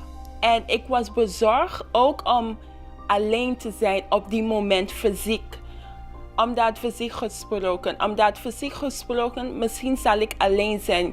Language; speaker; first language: Dutch; non-native, local second language; Papiamento